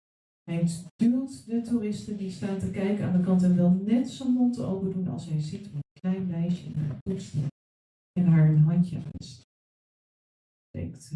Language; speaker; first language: Dutch; native; Dutch